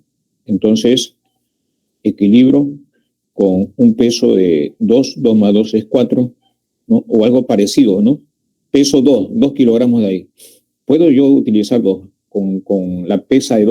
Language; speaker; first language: Spanish; native; Spanish